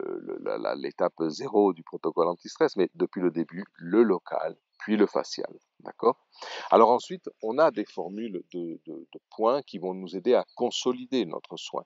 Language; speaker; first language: French; native; French